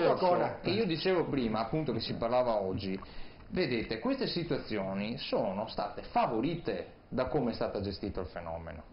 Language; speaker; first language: Italian; native; Italian